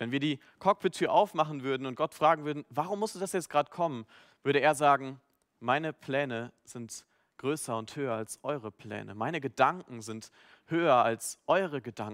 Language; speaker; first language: German; native; German